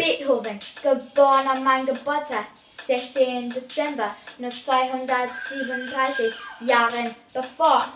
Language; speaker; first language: German; non-native, learner; English